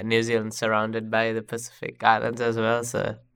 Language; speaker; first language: English; non-native, local second language; Sinhala